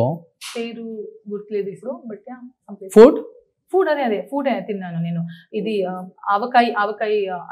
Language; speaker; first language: Telugu; non-native, learner; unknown